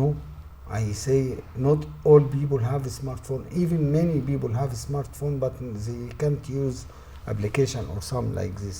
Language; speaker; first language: English; non-native, learner; Arabic